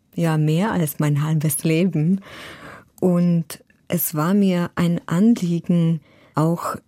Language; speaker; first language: German; non-native, fluent; Ukrainian